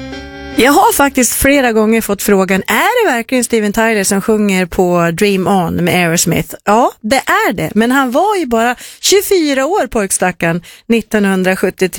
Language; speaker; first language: Swedish; native; Swedish